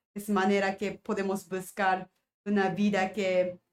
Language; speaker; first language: Spanish; non-native, learner; Japanese